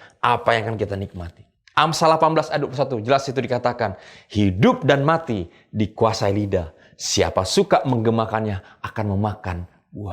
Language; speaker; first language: Indonesian; native; Indonesian